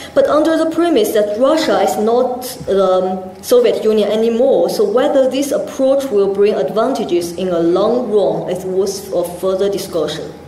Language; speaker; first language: English; non-native, fluent; Chinese